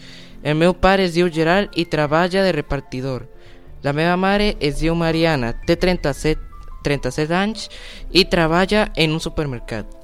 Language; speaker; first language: Catalan; non-native, learner; Spanish